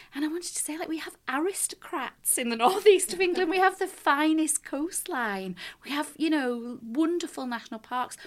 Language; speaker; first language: English; native; English